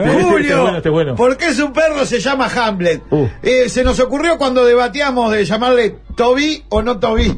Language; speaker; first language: Spanish; native; Spanish